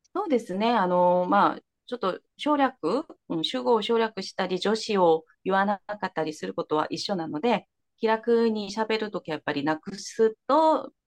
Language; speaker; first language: Japanese; non-native, fluent; Korean